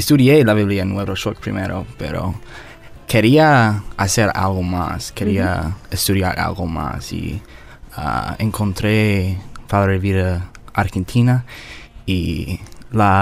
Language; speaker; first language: Spanish; non-native, learner; English